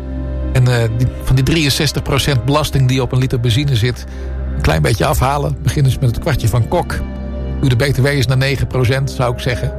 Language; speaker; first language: Dutch; native; Dutch